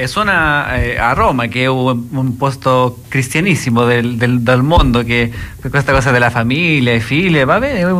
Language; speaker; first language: Italian; non-native, learner; Spanish